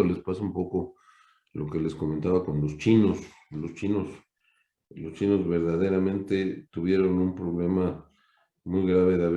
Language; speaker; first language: Spanish; native; Spanish